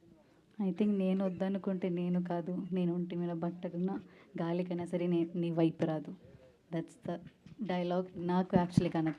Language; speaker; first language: Telugu; non-native, learner; Malayalam